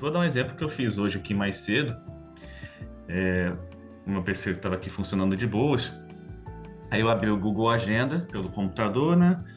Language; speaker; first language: Portuguese; native; Portuguese